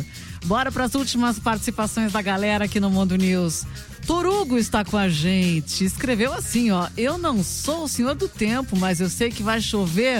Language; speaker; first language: Portuguese; native; Portuguese